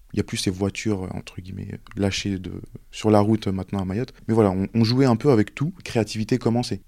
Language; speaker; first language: French; native; French